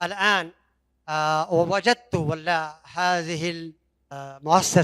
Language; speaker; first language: Arabic; non-native, fluent; Urdu